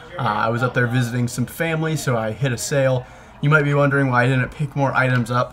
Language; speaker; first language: English; native; English